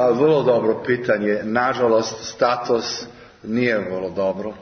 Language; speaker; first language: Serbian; non-native, learner; English